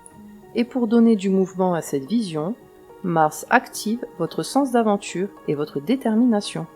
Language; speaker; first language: French; native; French